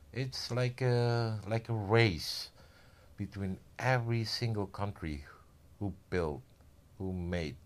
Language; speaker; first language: English; non-native, learner; Indonesian